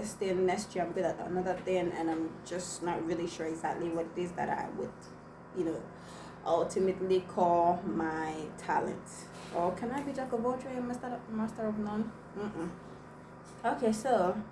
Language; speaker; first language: English; non-native, local second language; Igbo